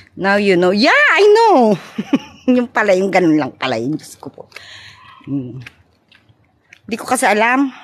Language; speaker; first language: Filipino; non-native, local second language; Cebuano